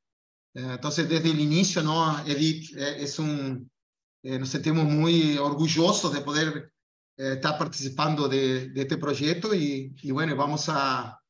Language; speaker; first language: Spanish; non-native, fluent; Portuguese